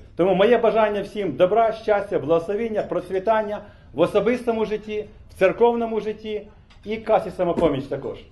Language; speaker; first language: Ukrainian; native; Ukrainian